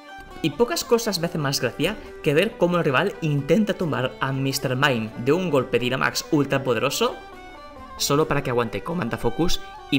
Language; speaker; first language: Spanish; native; Spanish